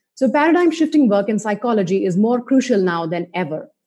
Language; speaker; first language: English; non-native, local second language; Hindi